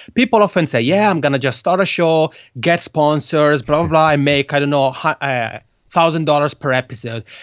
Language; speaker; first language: English; non-native, fluent; Italian